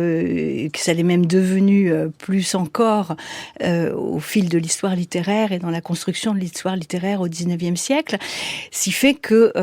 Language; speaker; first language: French; native; French